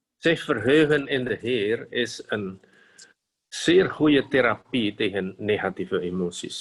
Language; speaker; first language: Dutch; non-native, fluent; Indonesian